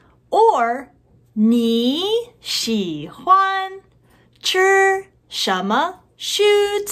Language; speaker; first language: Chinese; non-native, fluent; English